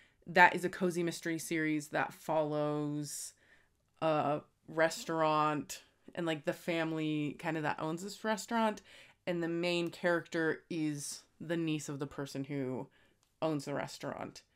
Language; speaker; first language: English; native; English